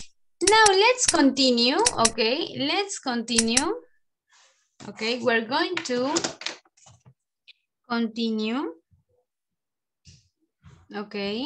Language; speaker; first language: English; non-native, learner; Spanish